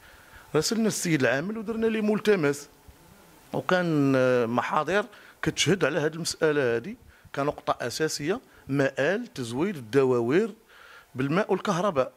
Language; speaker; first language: Arabic; native; Arabic